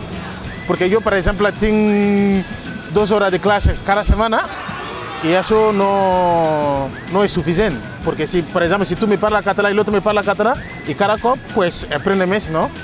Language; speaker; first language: Catalan; non-native, learner; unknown